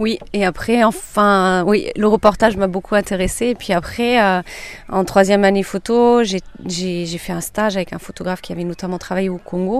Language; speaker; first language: French; native; French